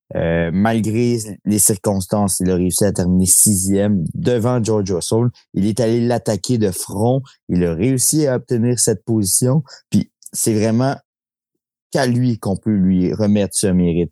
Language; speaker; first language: French; native; French